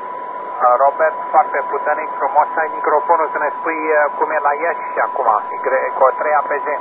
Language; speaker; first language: Romanian; native; Romanian